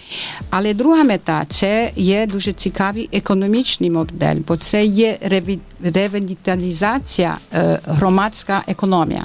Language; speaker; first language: Ukrainian; early bilingual, heritage; Ukrainian